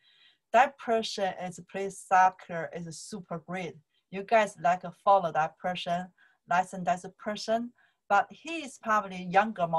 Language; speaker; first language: English; non-native, learner; Chinese